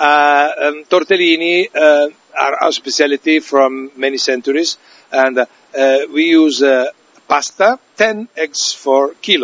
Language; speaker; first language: English; non-native, learner; Italian